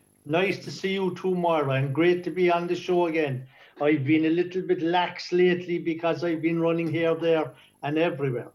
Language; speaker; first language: English; native; English